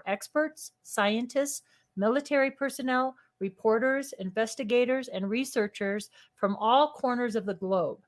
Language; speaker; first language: English; native; English